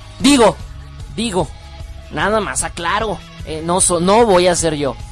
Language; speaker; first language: Spanish; native; Spanish